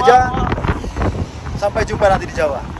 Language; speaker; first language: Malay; non-native, local second language; Javanese